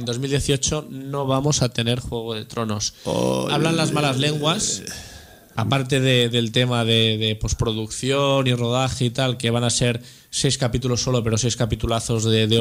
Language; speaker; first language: Spanish; native; Spanish